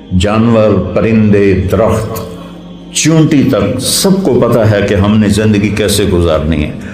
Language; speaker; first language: Urdu; non-native, local second language; Punjabi